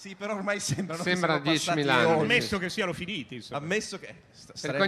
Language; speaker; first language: Italian; native; Italian